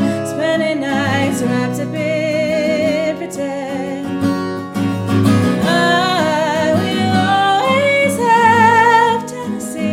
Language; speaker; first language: English; native; English